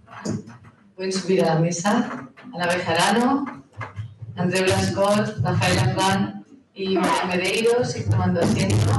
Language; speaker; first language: Spanish; native; Spanish